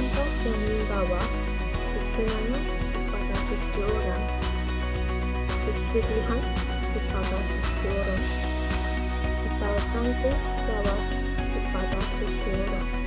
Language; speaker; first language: Indonesian; non-native, learner; Korean